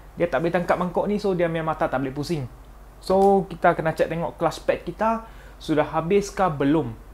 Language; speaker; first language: Malay; non-native, local second language; Chinese